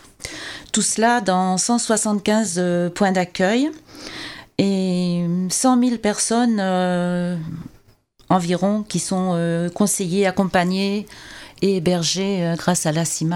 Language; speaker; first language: French; native; French